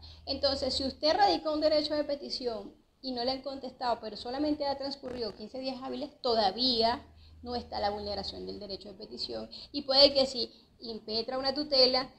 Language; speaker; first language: Spanish; native; Spanish